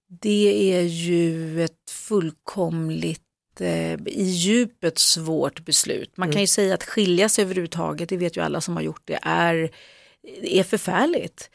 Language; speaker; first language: Swedish; native; Swedish